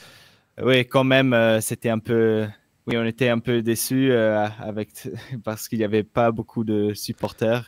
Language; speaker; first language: French; non-native, local second language; German